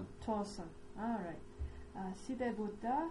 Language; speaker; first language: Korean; non-native, learner; English